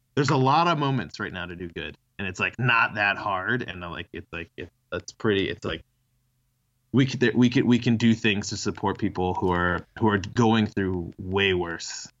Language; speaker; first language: English; early bilingual, other home language; Thai